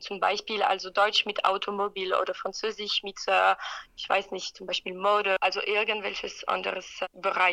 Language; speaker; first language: German; non-native, fluent; French